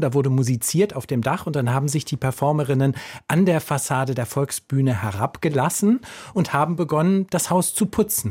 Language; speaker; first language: German; native; German